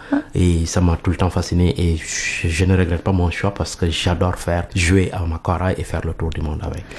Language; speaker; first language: French; non-native, local second language; Mandingo